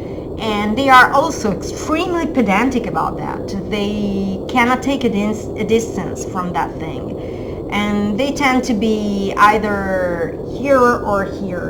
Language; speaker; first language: English; non-native, fluent; Italian